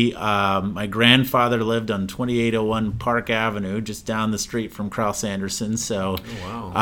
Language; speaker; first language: English; native; English